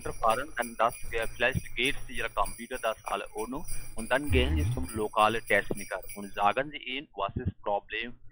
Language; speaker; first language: German; non-native, learner; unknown